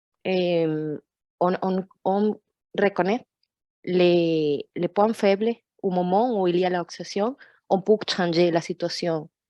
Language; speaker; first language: French; non-native, fluent; Portuguese